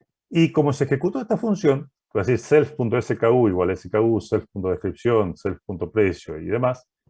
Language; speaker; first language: Spanish; native; Spanish